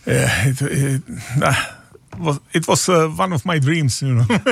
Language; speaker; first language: English; non-native, learner; Czech